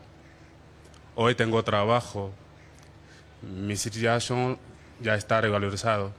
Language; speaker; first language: Spanish; non-native, fluent; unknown